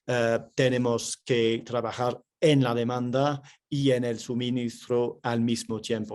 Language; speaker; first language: Spanish; non-native, fluent; English